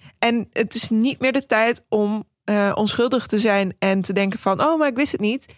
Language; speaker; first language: Dutch; early bilingual, other home language; Persian